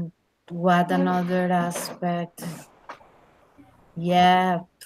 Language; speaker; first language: English; non-native, learner; Spanish